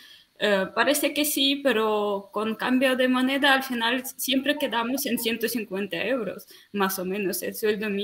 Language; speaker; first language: Spanish; non-native, fluent; Russian